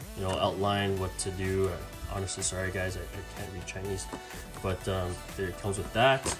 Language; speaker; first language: English; native; English